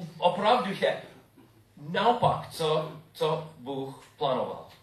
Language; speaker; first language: Czech; non-native, fluent; English